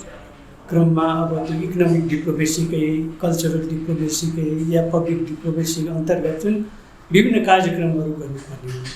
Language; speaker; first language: Nepali; native; Nepali